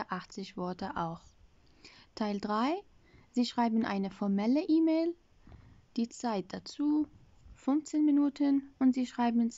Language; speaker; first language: German; non-native, fluent; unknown